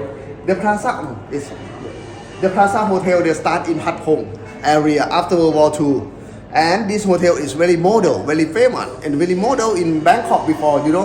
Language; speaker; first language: English; non-native, learner; Thai